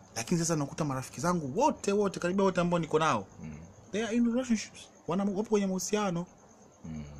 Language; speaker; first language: Swahili; native; Swahili